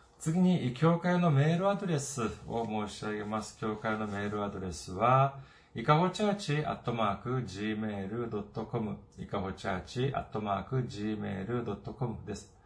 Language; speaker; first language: Japanese; non-native, fluent; Korean